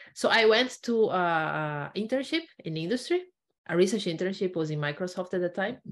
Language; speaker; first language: English; non-native, fluent; Portuguese